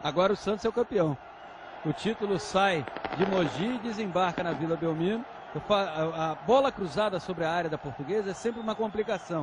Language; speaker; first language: Portuguese; native; Portuguese